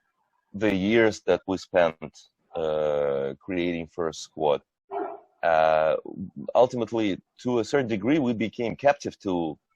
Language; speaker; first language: English; non-native, fluent; Russian